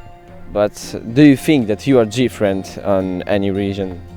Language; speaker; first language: English; non-native, learner; Polish